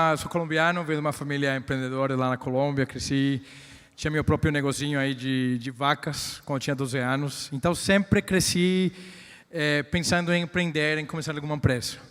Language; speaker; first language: Portuguese; non-native, fluent; Spanish